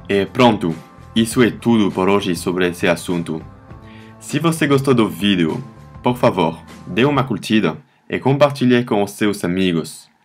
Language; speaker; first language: Portuguese; non-native, fluent; French